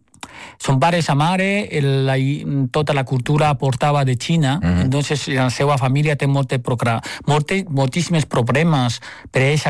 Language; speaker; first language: Catalan; non-native, fluent; Chinese